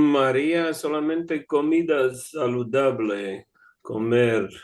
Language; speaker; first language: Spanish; non-native, learner; English